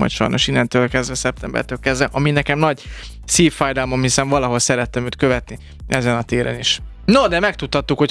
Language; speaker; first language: Hungarian; native; Hungarian